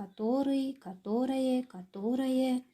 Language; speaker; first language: Russian; non-native, local second language; Kyrgyz